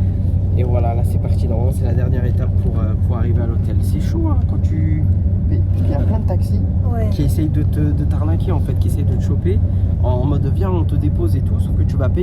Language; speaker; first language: French; native; French